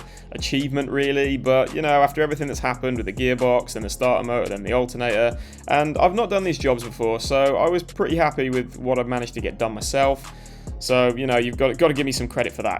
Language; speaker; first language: English; native; English